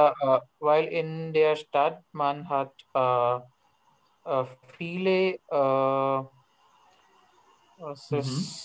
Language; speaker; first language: German; non-native, learner; Hindi